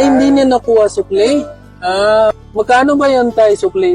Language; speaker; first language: Filipino; non-native, local second language; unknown